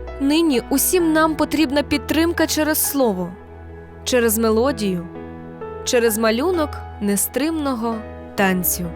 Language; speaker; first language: Ukrainian; native; Ukrainian